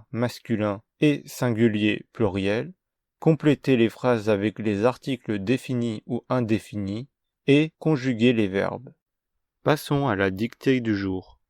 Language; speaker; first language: French; non-native, fluent; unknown